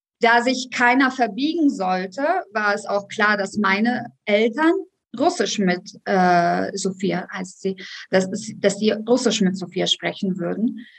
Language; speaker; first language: German; early bilingual, other home language; Russian